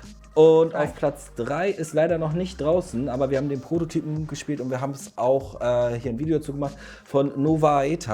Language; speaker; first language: German; native; German